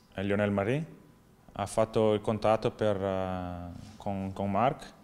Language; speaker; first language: Italian; non-native, fluent; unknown